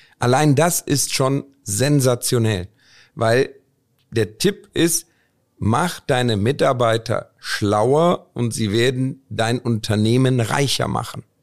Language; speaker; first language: German; early bilingual, other home language; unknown